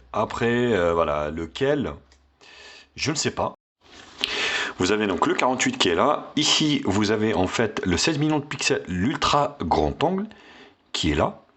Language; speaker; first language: French; native; French